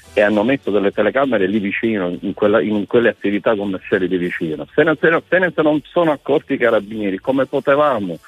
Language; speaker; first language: Italian; native; Italian